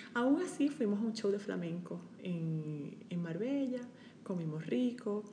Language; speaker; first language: Spanish; native; Spanish